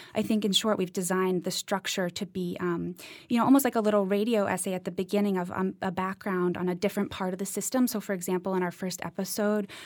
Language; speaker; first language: English; native; English